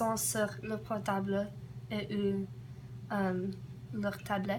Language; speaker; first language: French; non-native, learner; English